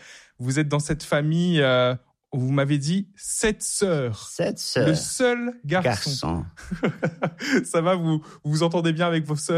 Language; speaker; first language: French; native; French